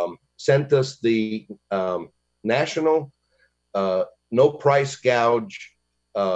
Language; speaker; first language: English; native; English